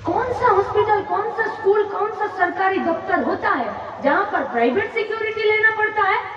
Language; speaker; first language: Hindi; non-native, local second language; Bangla